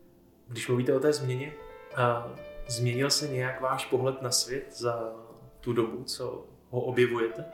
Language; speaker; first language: Czech; native; Czech